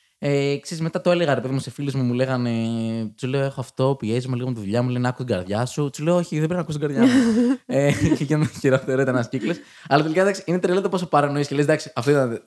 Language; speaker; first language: Greek; native; Greek